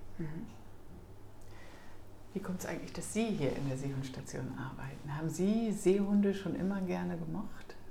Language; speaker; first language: German; native; German